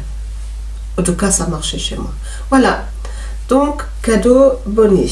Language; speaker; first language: French; native; French